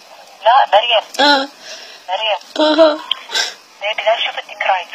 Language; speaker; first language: Arabic; non-native, learner; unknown